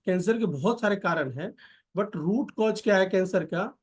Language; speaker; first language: Hindi; native; Hindi